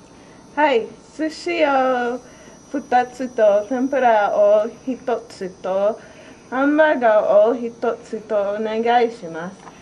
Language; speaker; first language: Japanese; non-native, learner; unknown